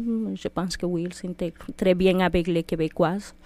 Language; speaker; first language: French; non-native, fluent; Spanish